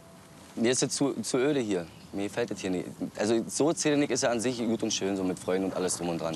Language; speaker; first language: German; native; German